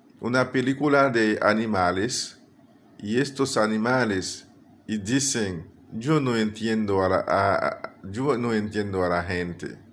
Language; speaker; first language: Spanish; non-native, fluent; Haitian Creole